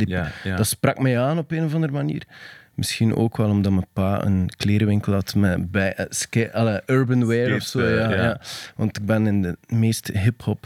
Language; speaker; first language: Dutch; native; Dutch